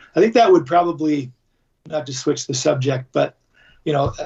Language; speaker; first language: English; native; English